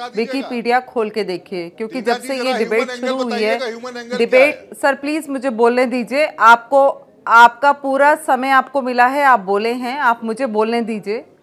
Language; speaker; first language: Hindi; native; Hindi